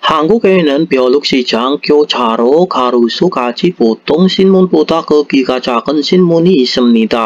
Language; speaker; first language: Korean; non-native, fluent; Indonesian